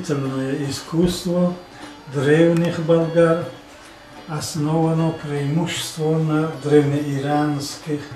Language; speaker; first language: Russian; non-native, local second language; Tajik